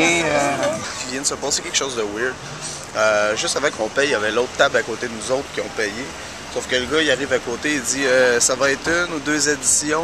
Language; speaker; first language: French; native; French